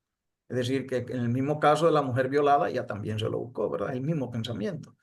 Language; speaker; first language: Spanish; native; Spanish